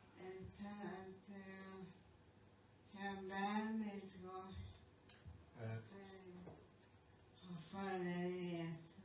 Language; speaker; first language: Swedish; non-native, fluent; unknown